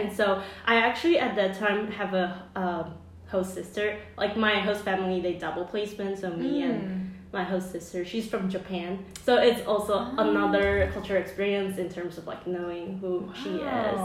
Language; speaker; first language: English; non-native, fluent; Chinese